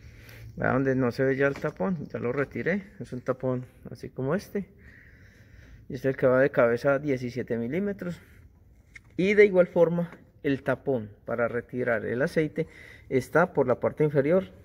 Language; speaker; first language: Spanish; native; Spanish